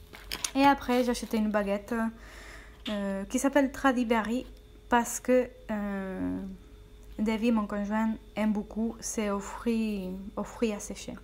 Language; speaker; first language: French; non-native, fluent; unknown